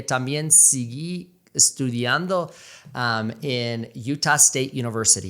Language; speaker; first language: Spanish; non-native, fluent; English